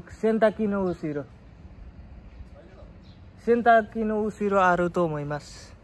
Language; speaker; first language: Japanese; non-native, learner; Nepali